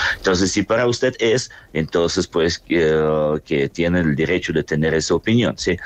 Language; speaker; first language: Spanish; non-native, fluent; Russian